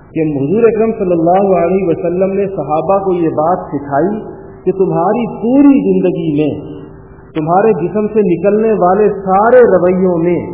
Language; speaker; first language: Urdu; non-native, local second language; Pashto